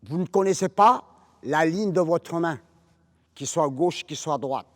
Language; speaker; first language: French; non-native, fluent; Korean